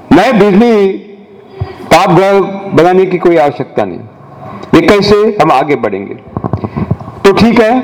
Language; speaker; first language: Hindi; non-native, local second language; Marathi